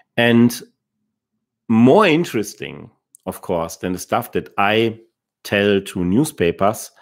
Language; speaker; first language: English; non-native, fluent; German